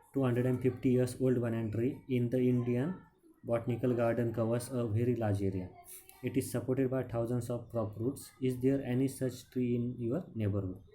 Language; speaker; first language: English; non-native, local second language; Marathi